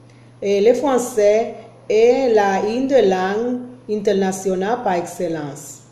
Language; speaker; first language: French; non-native, learner; Spanish